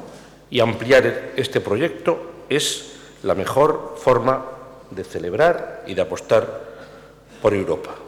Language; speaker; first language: Spanish; native; Spanish